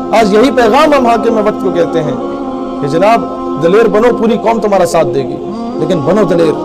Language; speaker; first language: Urdu; non-native, local second language; Punjabi